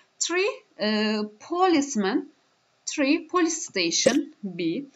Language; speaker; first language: English; non-native, fluent; Turkish